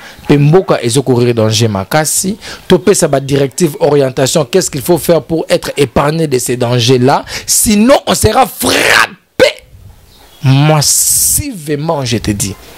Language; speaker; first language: French; non-native, local second language; Lingala